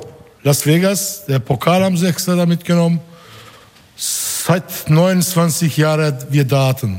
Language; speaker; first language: German; non-native, fluent; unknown